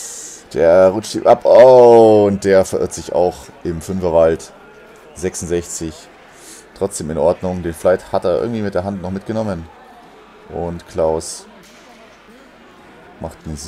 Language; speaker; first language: German; native; German